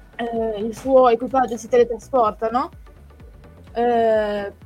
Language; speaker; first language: Italian; native; Italian